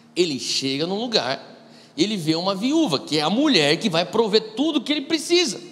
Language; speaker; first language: Portuguese; native; Portuguese